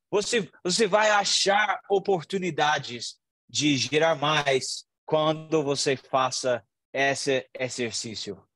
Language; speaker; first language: Portuguese; non-native, learner; English